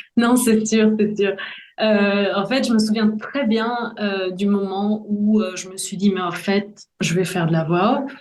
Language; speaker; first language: French; early bilingual, other home language; Spanish